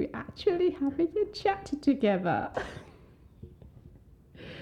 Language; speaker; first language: English; non-native, local second language; Swahili